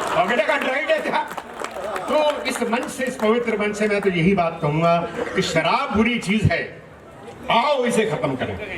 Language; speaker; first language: Hindi; non-native, local second language; Punjabi